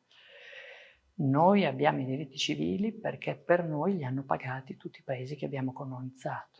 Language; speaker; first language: Italian; early bilingual, other home language; Persian